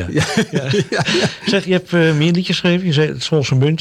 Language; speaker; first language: Dutch; native; Dutch